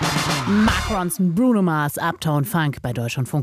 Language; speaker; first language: German; native; German